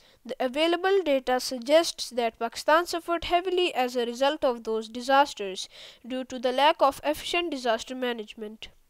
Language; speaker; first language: English; non-native, local second language; Urdu